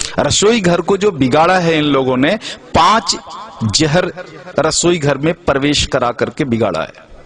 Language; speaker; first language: Hindi; native; Hindi